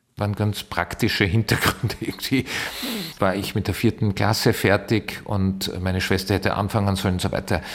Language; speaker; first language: German; early bilingual, other home language; Turkish